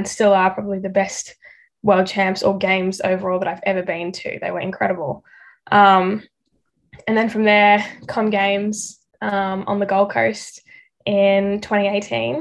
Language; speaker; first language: English; native; English